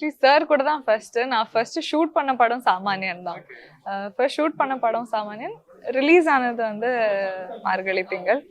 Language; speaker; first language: Tamil; native; Tamil